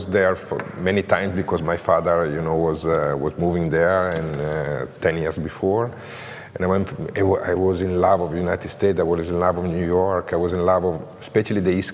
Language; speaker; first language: English; non-native, learner; Italian